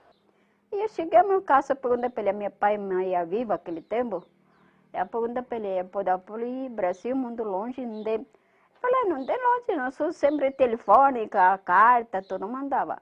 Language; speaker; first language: Portuguese; non-native, learner; Malayalam